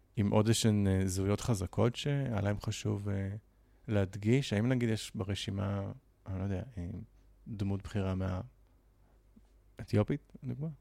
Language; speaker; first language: Hebrew; native; Hebrew